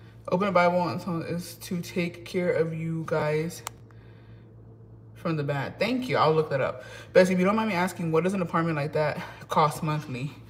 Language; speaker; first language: English; early bilingual, other home language; Spanish